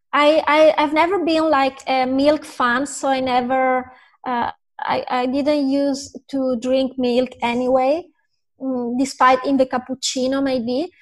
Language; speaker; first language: English; non-native, fluent; Italian